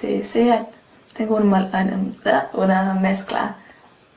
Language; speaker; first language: Spanish; non-native, learner; English